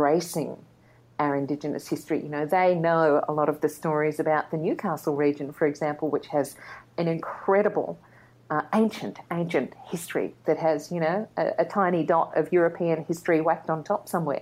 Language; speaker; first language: English; native; English